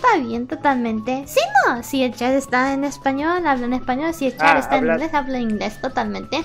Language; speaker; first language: Spanish; early bilingual, heritage; English